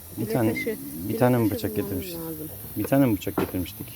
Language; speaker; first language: Turkish; native; Turkish